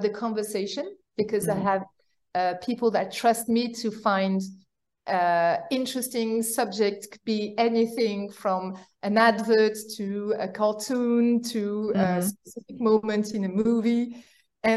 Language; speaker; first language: English; non-native, fluent; French